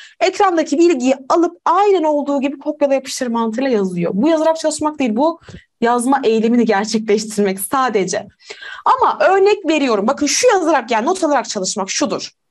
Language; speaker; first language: Turkish; native; Turkish